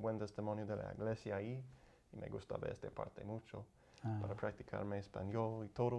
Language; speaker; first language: Spanish; non-native, learner; English